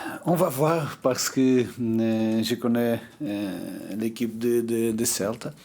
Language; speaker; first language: French; non-native, learner; Portuguese